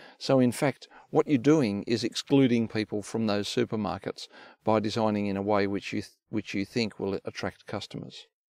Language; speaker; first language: English; native; English